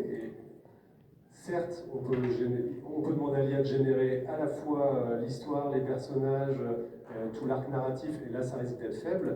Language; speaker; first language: French; native; French